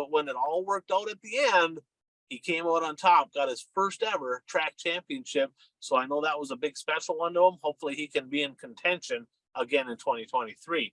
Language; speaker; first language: English; native; English